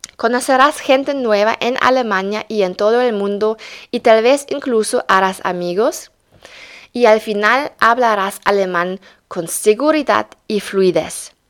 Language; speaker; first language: Spanish; non-native, fluent; German